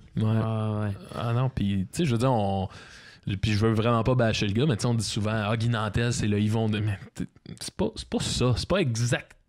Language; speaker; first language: French; native; French